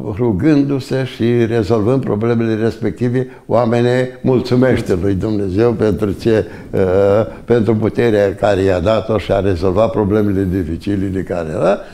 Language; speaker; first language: Romanian; native; Romanian